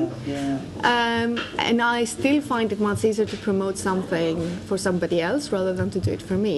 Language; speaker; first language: English; non-native, fluent; Greek